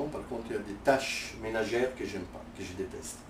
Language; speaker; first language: French; non-native, fluent; Italian